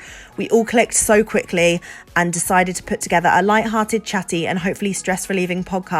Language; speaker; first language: English; native; English